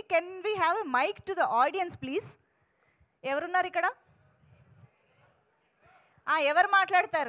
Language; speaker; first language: Telugu; native; Telugu